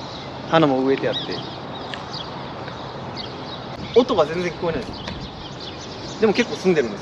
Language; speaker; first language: Japanese; native; Japanese